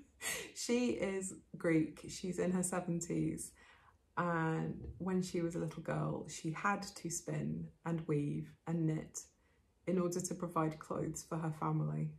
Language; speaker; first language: English; native; English